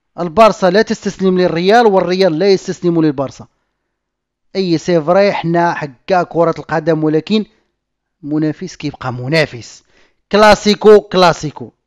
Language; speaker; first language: Arabic; native; Arabic